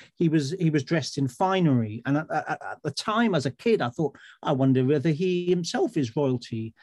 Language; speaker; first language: English; native; English